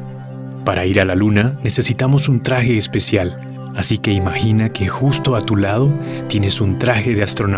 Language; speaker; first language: Spanish; native; Spanish